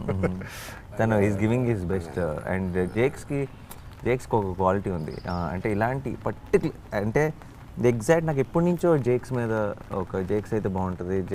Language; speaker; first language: Telugu; native; Telugu